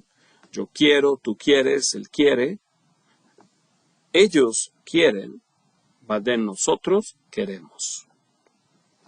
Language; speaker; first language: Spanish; non-native, fluent; English